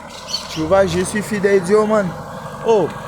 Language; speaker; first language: French; non-native, learner; Portuguese